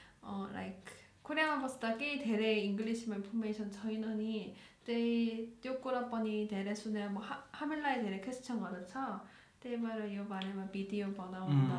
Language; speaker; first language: Nepali; non-native, learner; Korean